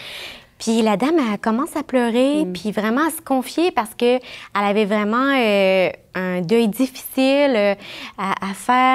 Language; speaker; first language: French; native; French